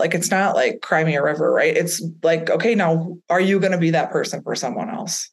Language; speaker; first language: English; native; English